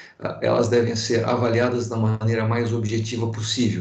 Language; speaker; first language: Portuguese; native; Portuguese